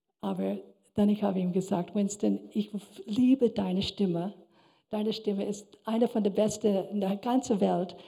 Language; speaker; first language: German; non-native, fluent; English